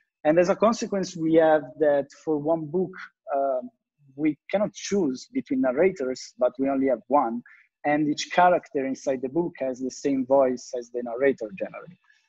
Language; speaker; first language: English; non-native, fluent; Italian